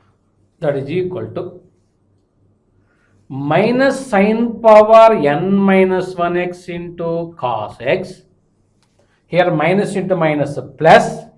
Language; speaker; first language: English; non-native, local second language; Telugu